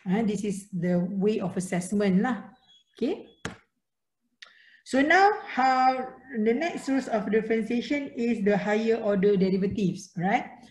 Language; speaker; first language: English; non-native, local second language; Malay